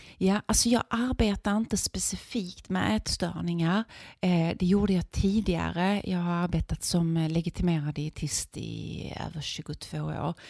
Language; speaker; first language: Swedish; native; Swedish